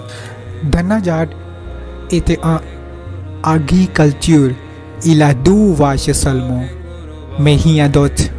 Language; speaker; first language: French; non-native, learner; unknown